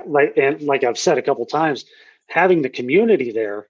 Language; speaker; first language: English; native; English